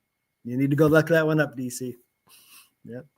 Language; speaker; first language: English; native; English